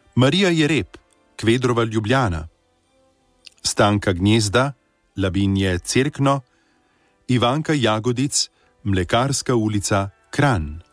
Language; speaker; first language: Slovenian; native; Slovenian